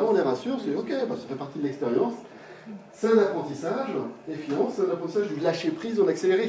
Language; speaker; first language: French; native; French